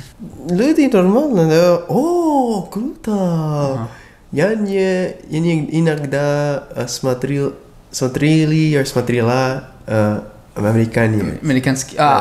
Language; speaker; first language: Russian; non-native, learner; English